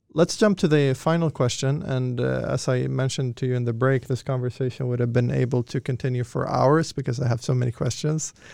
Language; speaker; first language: English; non-native, fluent; Swedish